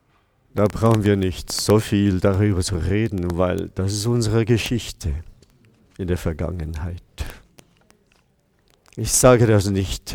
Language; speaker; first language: German; non-native, fluent; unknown